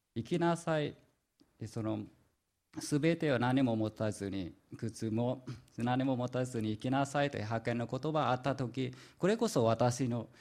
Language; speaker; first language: Japanese; non-native, fluent; Vietnamese